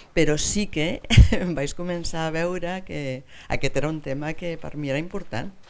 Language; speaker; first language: Catalan; native; Catalan